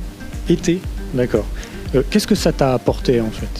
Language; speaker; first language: French; native; French